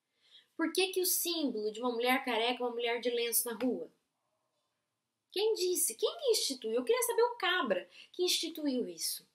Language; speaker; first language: Portuguese; native; Portuguese